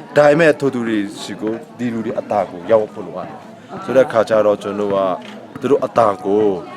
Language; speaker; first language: Burmese; non-native, local second language; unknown